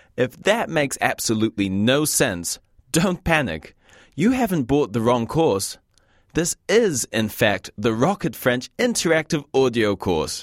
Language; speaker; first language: English; native; English